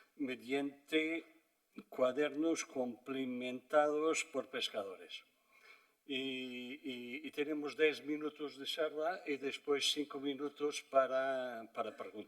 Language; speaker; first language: Spanish; non-native, fluent; Portuguese